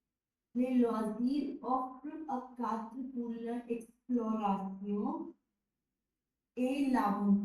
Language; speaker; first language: French; non-native, learner; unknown